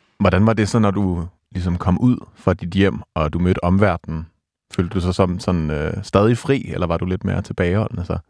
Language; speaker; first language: Danish; native; Danish